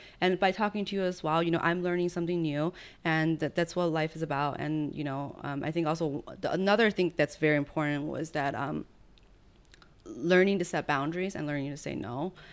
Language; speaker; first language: English; early bilingual, other home language; Chinese